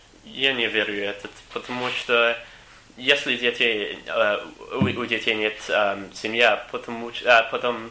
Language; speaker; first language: Russian; non-native, learner; English